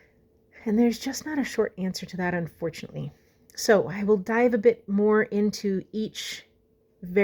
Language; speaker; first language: English; native; English